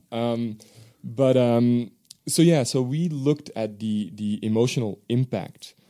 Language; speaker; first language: English; non-native, fluent; Dutch